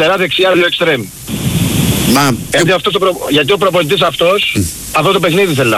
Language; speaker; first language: Greek; native; Greek